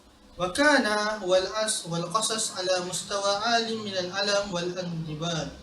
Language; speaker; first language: Arabic; non-native, learner; Malay